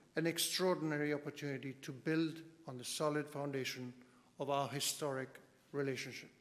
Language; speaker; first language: English; non-native, fluent; Spanish